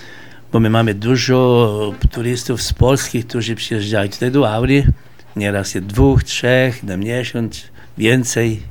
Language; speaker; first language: Polish; early bilingual, heritage; Polish